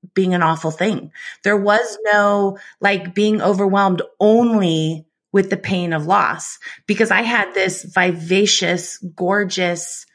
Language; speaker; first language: English; native; English